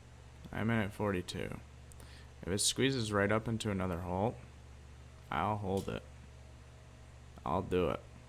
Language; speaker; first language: English; native; English